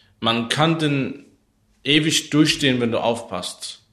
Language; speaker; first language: German; non-native, learner; Danish